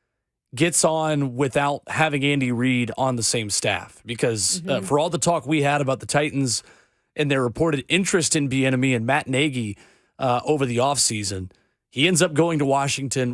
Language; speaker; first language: English; native; English